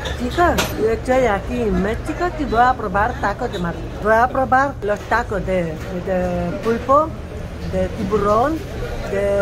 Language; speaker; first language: Spanish; non-native, fluent; Romanian